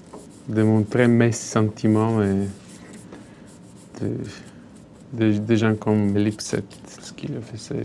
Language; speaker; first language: French; non-native, fluent; Bulgarian